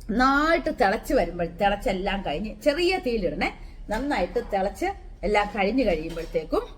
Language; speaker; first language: Malayalam; native; Malayalam